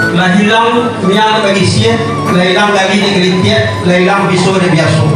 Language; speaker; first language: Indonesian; non-native, local second language; Minangkabau